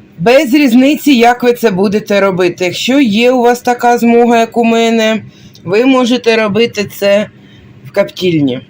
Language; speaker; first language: Ukrainian; non-native, local second language; Russian